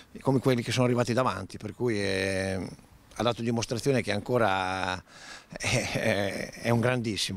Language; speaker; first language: Italian; native; Italian